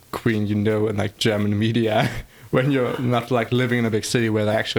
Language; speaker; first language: English; non-native, fluent; German